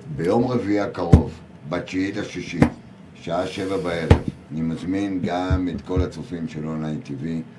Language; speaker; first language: Hebrew; native; Hebrew